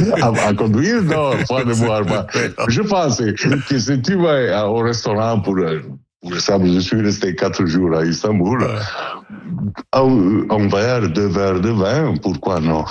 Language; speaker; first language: French; non-native, learner; Italian